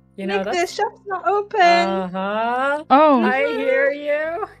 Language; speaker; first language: English; native; English